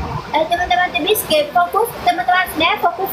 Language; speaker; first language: Indonesian; non-native, learner; Vietnamese